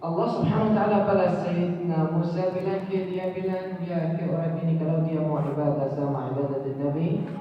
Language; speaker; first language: Indonesian; non-native, fluent; Arabic